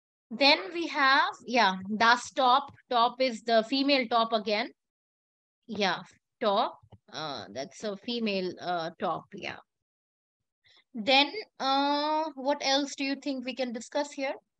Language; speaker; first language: English; non-native, local second language; Hindi